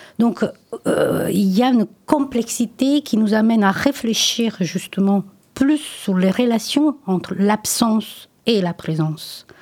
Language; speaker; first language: French; non-native, fluent; Italian